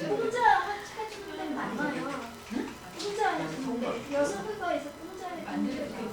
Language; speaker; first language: Korean; non-native, learner; Chinese